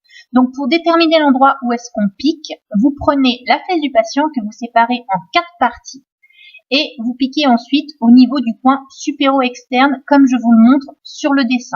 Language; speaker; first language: French; native; French